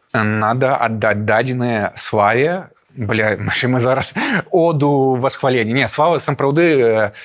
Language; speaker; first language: Belarusian; non-native, local second language; Russian